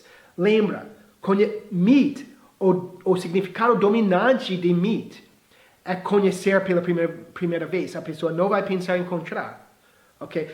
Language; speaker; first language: Portuguese; non-native, fluent; English